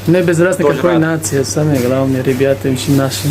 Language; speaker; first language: Russian; non-native, learner; Tajik